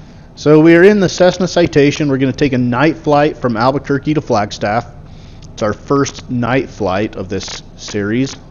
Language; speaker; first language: English; native; English